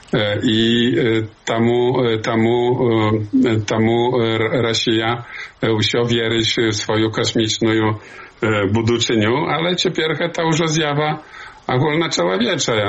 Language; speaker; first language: Polish; non-native, learner; Belarusian